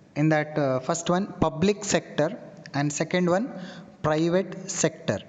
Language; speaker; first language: English; non-native, local second language; Kannada